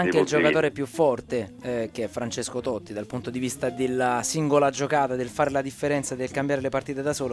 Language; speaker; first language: Italian; native; Italian